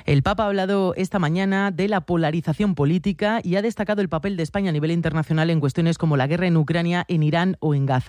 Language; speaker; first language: Spanish; native; Spanish